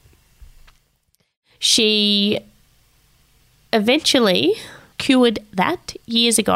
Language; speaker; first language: English; native; English